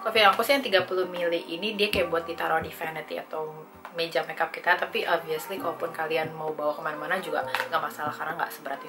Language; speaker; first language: Indonesian; native; Indonesian